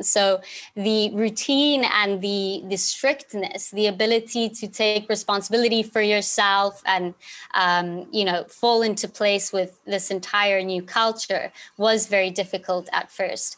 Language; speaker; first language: English; native; English